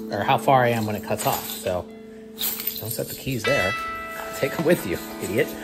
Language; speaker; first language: English; native; English